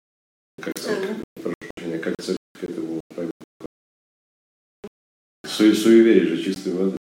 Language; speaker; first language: Russian; native; Russian